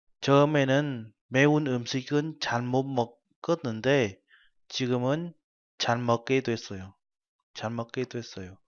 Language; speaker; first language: Korean; non-native, fluent; Vietnamese